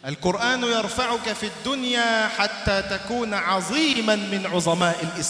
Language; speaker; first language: Arabic; native; Arabic